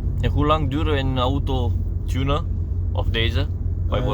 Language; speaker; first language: Dutch; non-native, learner; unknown